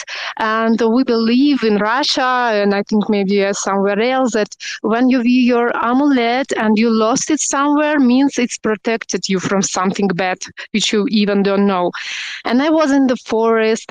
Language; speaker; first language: English; non-native, learner; Russian